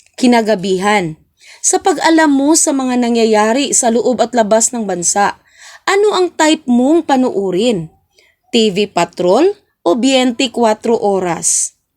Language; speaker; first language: Filipino; non-native, local second language; Cebuano